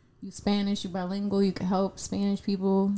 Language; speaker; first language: English; non-native, fluent; Spanish